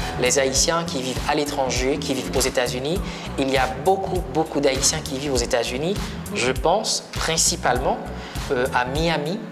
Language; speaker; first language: French; non-native, local second language; Haitian Creole